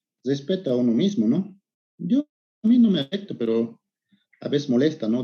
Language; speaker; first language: Spanish; native; Spanish